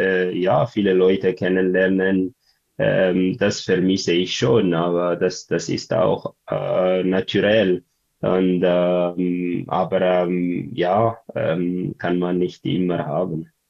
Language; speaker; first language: German; non-native, learner; Tigrinya